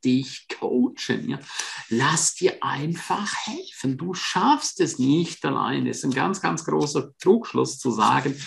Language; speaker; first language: German; non-native, fluent; Romansh